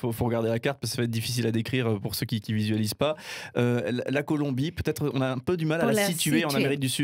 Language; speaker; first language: French; native; French